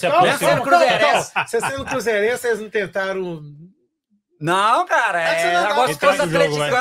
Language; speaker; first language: Portuguese; native; Portuguese